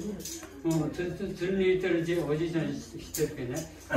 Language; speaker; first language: Japanese; native; Japanese